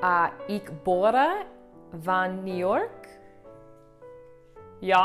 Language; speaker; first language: Dutch; non-native, learner; English